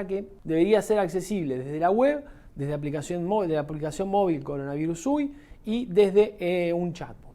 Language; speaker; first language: Spanish; native; Spanish